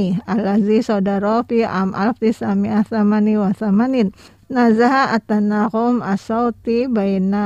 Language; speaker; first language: Arabic; non-native, fluent; Indonesian